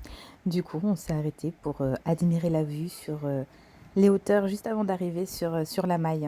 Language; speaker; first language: French; native; French